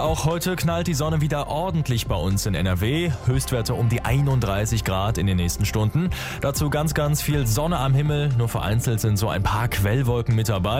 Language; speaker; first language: German; native; German